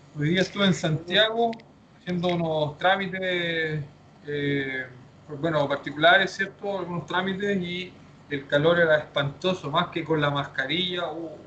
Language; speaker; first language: Spanish; native; Spanish